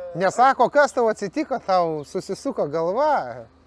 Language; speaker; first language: Lithuanian; native; Lithuanian